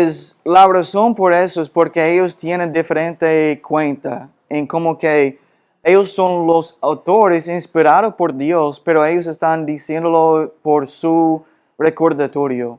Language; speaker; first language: Spanish; non-native, fluent; English